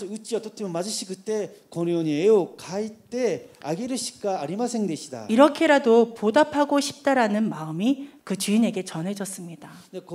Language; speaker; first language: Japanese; non-native, fluent; Korean